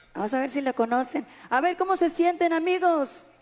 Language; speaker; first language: Spanish; early bilingual, heritage; Spanish